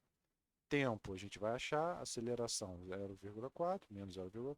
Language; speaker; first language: Portuguese; native; Portuguese